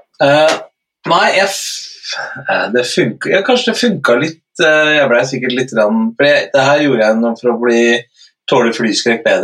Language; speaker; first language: Norwegian; native; Norwegian